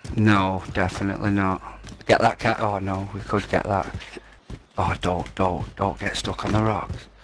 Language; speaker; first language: English; native; English